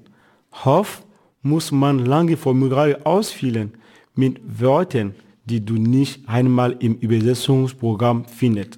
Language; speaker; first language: German; non-native, fluent; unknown